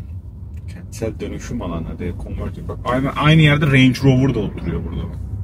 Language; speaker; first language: Turkish; native; Turkish